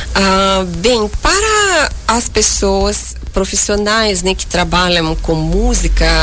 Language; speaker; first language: Portuguese; non-native, fluent; Russian